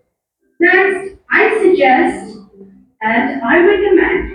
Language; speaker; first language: English; non-native, fluent; Indonesian